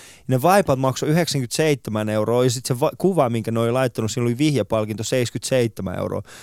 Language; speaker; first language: Finnish; non-native, fluent; Persian